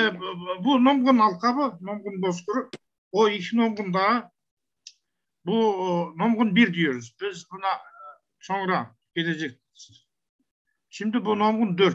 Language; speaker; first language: Turkish; non-native, learner; Kazakh